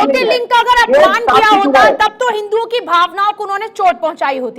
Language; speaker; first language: Hindi; native; Hindi